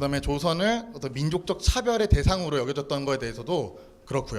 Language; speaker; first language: Korean; native; Korean